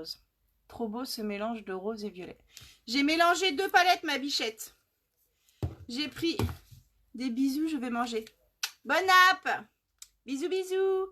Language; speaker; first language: French; native; French